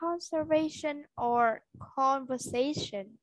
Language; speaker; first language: English; non-native, learner; Vietnamese